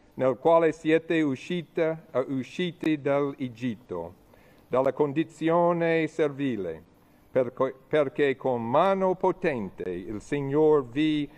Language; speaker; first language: Italian; non-native, learner; English